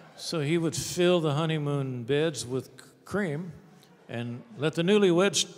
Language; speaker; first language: English; native; English